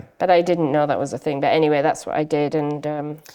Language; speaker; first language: English; native; English